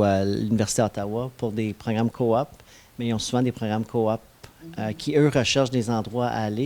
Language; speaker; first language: French; native; French